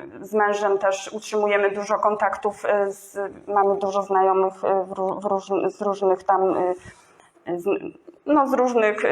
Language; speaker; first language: Polish; native; Polish